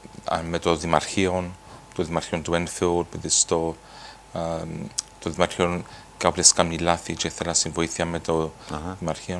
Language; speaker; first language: Greek; early bilingual, heritage; Greek